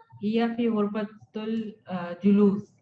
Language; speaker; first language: Arabic; non-native, learner; Hindi